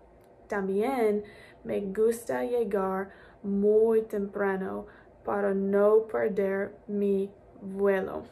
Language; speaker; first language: Spanish; non-native, learner; English